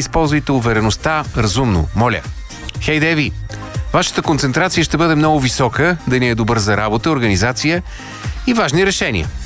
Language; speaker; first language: Bulgarian; native; Bulgarian